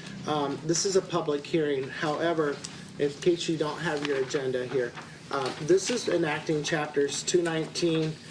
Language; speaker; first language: English; native; English